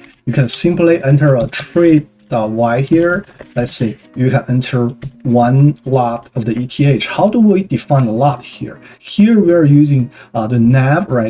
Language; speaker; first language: English; non-native, fluent; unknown